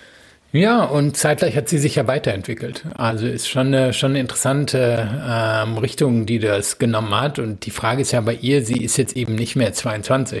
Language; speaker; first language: German; native; German